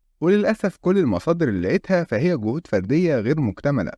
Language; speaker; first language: Arabic; native; Arabic